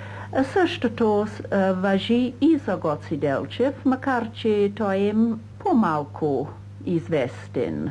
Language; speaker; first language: Bulgarian; non-native, fluent; English